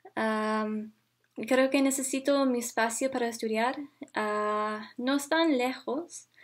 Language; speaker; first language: Spanish; non-native, learner; English